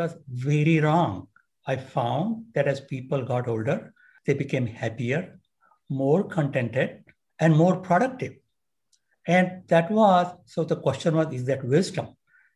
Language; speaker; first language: English; non-native, local second language; Marathi